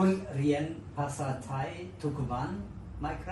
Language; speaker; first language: Thai; non-native, learner; German